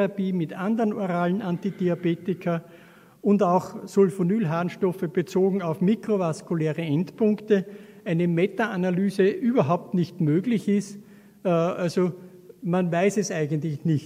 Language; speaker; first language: German; native; German